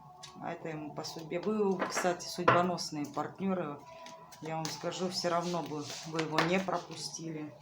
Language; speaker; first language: Russian; native; Russian